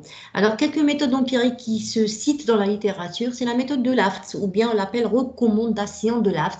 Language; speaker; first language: French; non-native, local second language; Arabic